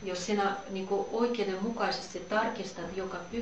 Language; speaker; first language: Finnish; non-native, learner; Russian